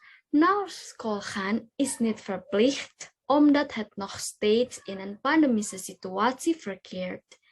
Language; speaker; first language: Dutch; non-native, learner; Indonesian